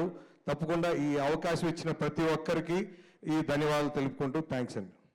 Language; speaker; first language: Telugu; native; Telugu